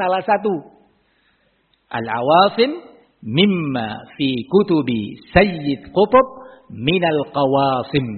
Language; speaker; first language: Arabic; non-native, fluent; Indonesian